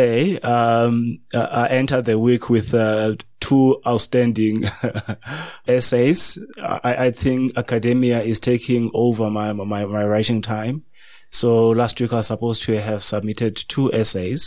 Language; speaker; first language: English; non-native, local second language; Xhosa